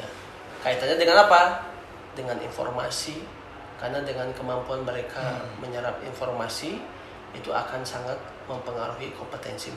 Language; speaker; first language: Indonesian; native; Indonesian